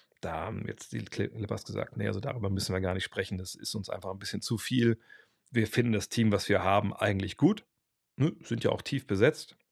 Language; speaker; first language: German; native; German